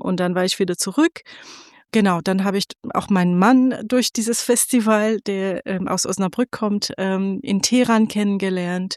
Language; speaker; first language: German; non-native, fluent; Persian